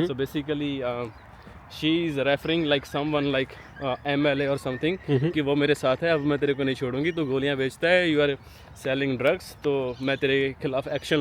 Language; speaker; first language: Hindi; native; Hindi